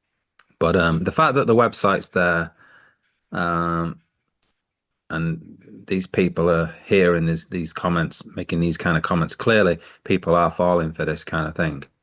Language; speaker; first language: English; native; English